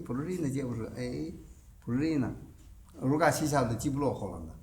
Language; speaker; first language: Russian; non-native, learner; Chinese